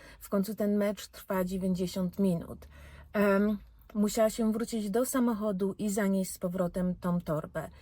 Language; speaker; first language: Polish; early bilingual, heritage; Polish